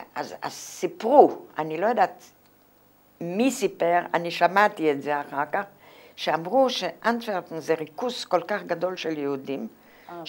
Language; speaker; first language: Hebrew; non-native, fluent; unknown